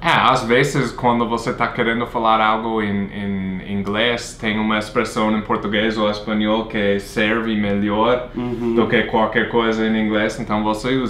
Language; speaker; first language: Portuguese; non-native, fluent; English